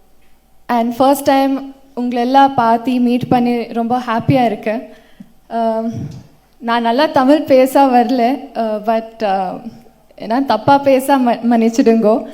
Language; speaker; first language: Tamil; non-native, learner; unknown